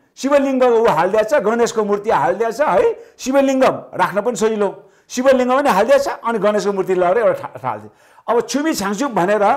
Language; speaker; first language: Nepali; non-native, local second language; Sherpa